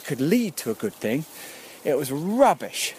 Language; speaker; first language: English; native; English